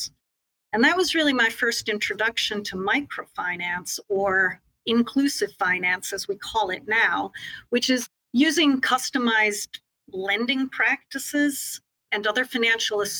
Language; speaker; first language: English; native; English